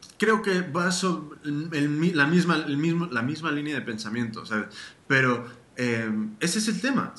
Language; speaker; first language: Spanish; early bilingual, heritage; Spanish